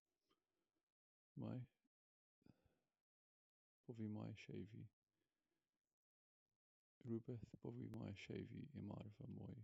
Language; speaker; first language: Welsh; non-native, learner; English